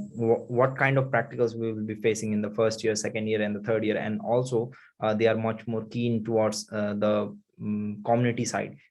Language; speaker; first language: English; non-native, local second language; Nepali